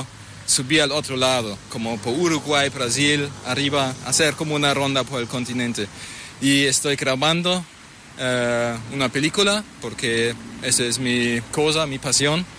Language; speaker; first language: Spanish; non-native, fluent; German